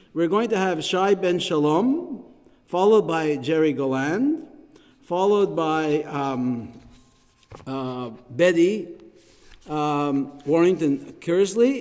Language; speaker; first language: English; native; English